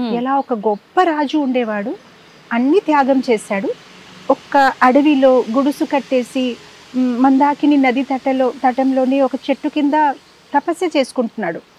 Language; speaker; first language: Telugu; non-native, fluent; Gujarati